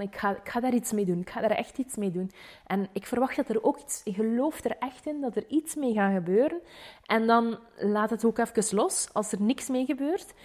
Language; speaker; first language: Dutch; native; Dutch